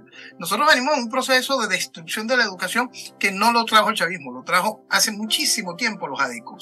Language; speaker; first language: Spanish; native; Spanish